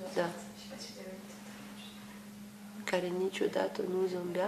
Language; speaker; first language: Romanian; non-native, learner; French